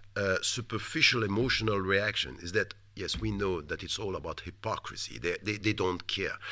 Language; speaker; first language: English; non-native, fluent; French